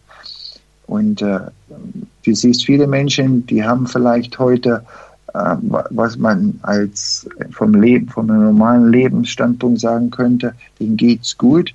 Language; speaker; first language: German; non-native, fluent; English